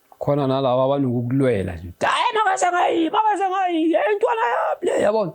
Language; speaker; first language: Zulu; native; Zulu